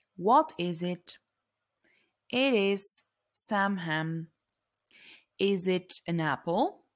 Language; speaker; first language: English; non-native, fluent; Polish